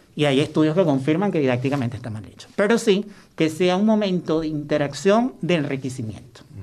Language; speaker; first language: Spanish; native; Spanish